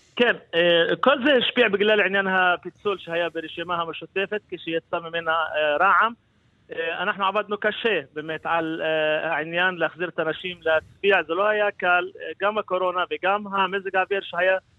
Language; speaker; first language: Hebrew; non-native, local second language; Arabic